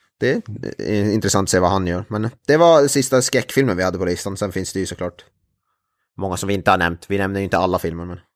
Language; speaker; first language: Swedish; native; Swedish